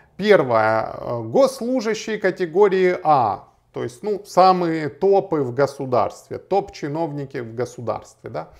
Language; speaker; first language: Russian; native; Russian